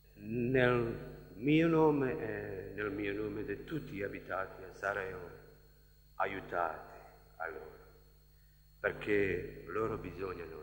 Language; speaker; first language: Italian; non-native, learner; Bosnian